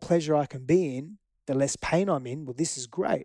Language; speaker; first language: English; early bilingual, other home language; Greek